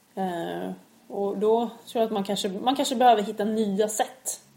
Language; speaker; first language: Swedish; native; Swedish